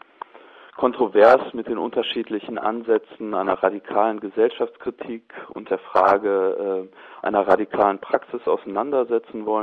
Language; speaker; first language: German; native; German